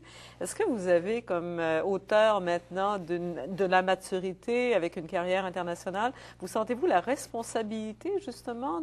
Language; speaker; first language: French; native; French